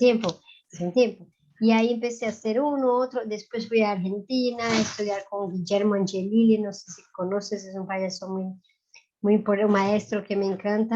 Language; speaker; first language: Spanish; non-native, fluent; Portuguese